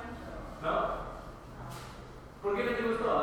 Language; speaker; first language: Spanish; non-native, fluent; English